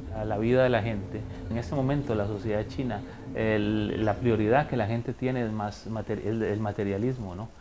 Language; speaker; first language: Spanish; native; Spanish